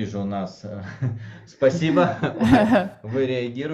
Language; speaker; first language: Russian; native; Russian